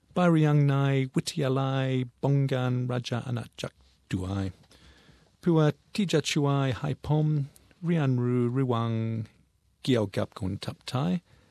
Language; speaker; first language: Thai; non-native, learner; English